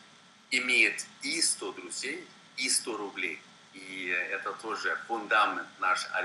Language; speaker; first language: Russian; non-native, fluent; Swedish